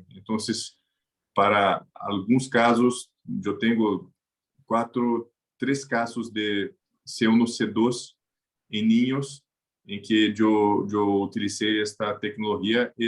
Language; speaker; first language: Spanish; non-native, learner; Portuguese